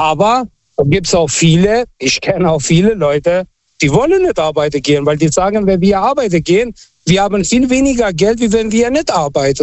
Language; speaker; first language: German; non-native, fluent; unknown